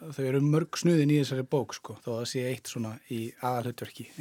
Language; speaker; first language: Icelandic; native; Icelandic